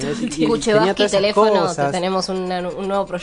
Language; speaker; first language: Spanish; native; Spanish